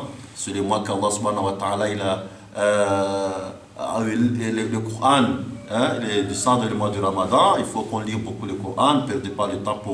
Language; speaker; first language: French; non-native, fluent; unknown